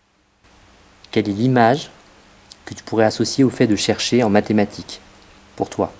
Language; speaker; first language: French; native; French